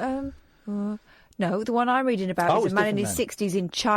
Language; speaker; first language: English; native; English